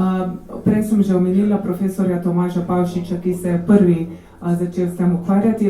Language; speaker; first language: Slovenian; native; Slovenian